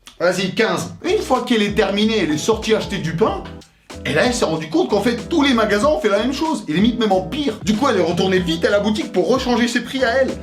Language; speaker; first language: French; early bilingual, other home language; Russian